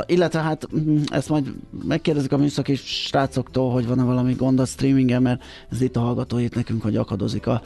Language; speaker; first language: Hungarian; native; Hungarian